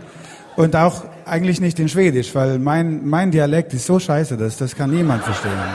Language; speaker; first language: German; non-native, fluent; Swedish